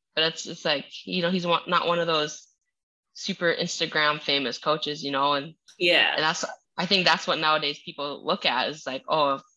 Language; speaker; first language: English; early bilingual, other home language; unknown